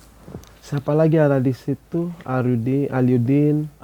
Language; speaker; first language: Indonesian; non-native, fluent; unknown